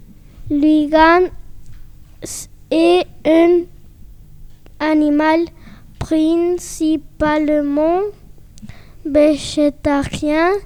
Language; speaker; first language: French; non-native, learner; Spanish